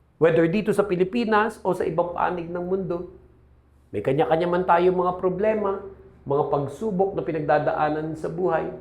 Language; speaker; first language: Filipino; native; Filipino